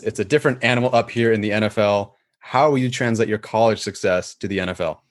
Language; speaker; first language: English; native; English